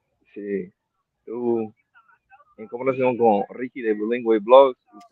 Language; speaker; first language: Spanish; non-native, fluent; English